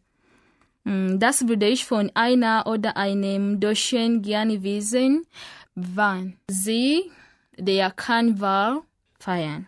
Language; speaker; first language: German; non-native, learner; Ganda